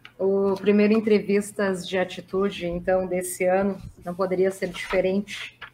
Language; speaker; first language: Portuguese; native; Portuguese